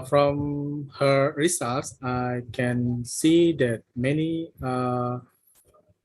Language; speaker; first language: English; non-native, fluent; Indonesian